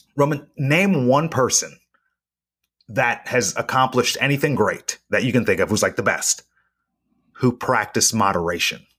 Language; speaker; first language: English; native; English